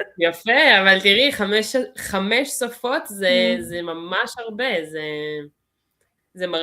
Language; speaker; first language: Hebrew; early bilingual, other home language; Russian